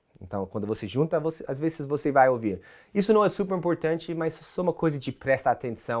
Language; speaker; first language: Portuguese; non-native, fluent; English